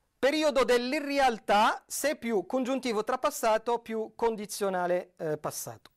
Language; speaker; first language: Italian; non-native, fluent; Arabic